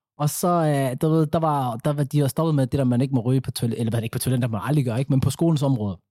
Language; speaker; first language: Danish; early bilingual, other home language; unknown